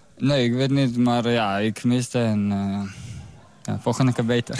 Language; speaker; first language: Dutch; non-native, learner; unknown